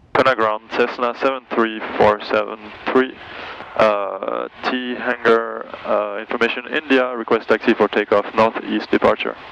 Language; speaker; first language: English; non-native, fluent; French